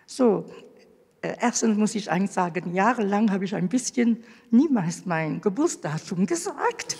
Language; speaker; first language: German; non-native, fluent; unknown